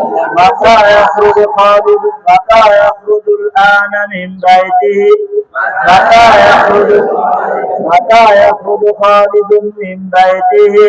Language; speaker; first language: Arabic; non-native, fluent; Bangla